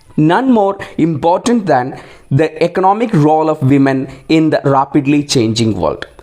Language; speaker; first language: English; non-native, local second language; Malayalam